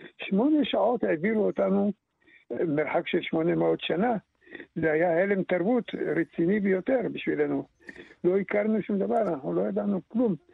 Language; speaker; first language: Hebrew; early bilingual, other home language; Arabic